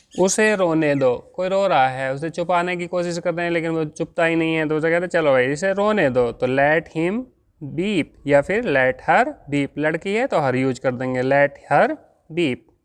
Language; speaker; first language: Hindi; native; Hindi